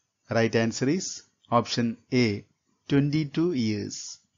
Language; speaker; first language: English; non-native, local second language; Malayalam